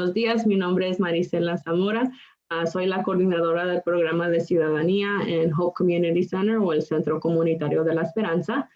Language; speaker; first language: Spanish; non-native, local second language; English